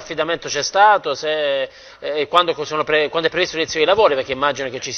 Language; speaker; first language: Italian; native; Italian